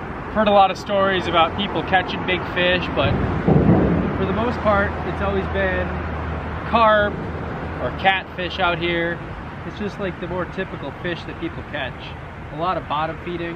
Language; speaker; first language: English; native; English